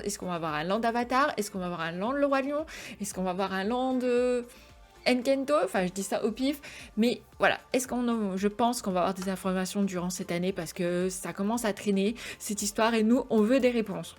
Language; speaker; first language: French; native; French